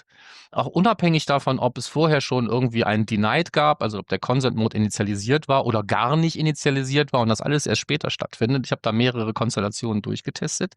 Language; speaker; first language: German; native; German